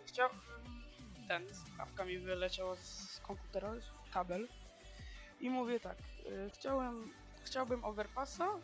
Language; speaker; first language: Polish; native; Polish